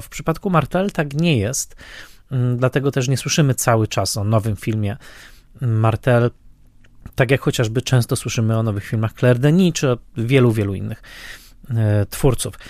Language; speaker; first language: Polish; native; Polish